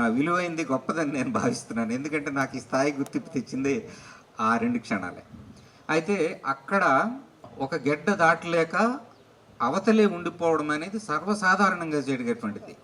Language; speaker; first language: Telugu; non-native, local second language; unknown